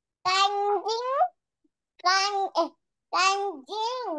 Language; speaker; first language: Malay; native; Malay